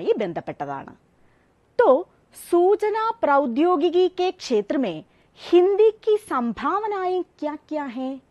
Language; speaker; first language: Hindi; non-native, local second language; Malayalam